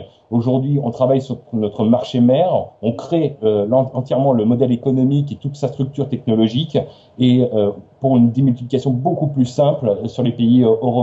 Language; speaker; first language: French; native; French